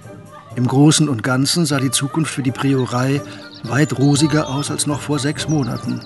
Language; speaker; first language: German; native; German